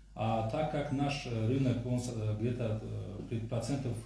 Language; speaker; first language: Russian; non-native, local second language; Tajik